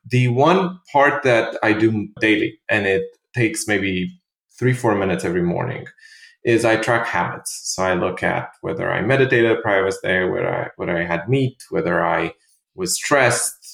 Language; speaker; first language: English; non-native, fluent; Romanian